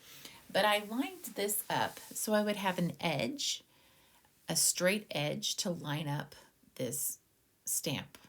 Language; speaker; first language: English; native; English